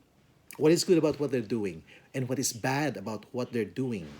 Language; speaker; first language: English; non-native, local second language; Filipino